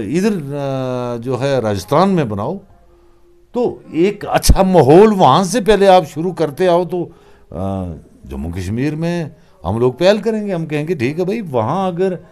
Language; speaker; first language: Hindi; non-native, local second language; Kashmiri